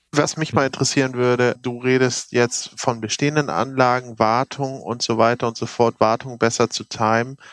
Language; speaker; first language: German; native; German